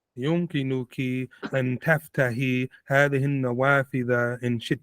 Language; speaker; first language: Arabic; non-native, learner; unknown